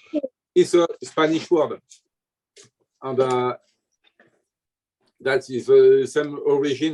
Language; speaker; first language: English; non-native, learner; French